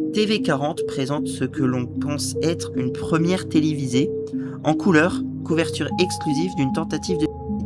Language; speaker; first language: French; native; French